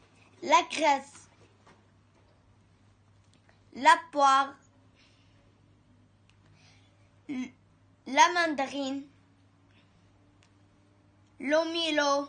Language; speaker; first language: French; non-native, learner; Arabic